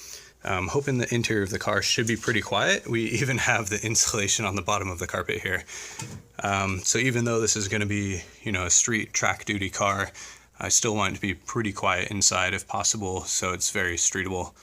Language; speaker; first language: English; native; English